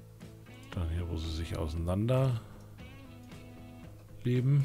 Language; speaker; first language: German; native; German